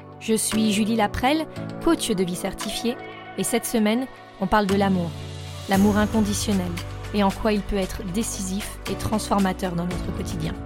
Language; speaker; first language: French; native; French